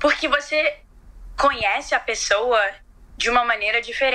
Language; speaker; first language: Portuguese; early bilingual, heritage; Portuguese